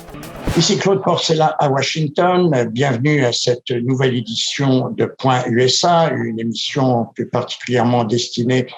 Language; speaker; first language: French; native; French